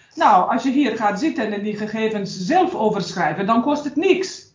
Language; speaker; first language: Dutch; non-native, fluent; Bosnian